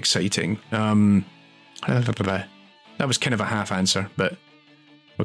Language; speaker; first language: English; native; English